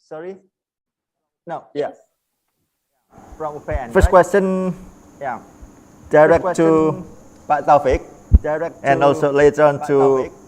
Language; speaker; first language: English; non-native, learner; Indonesian